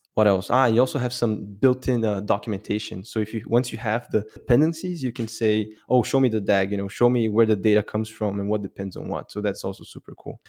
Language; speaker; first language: English; non-native, fluent; Portuguese